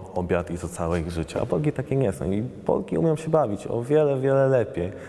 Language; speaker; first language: Polish; non-native, fluent; Italian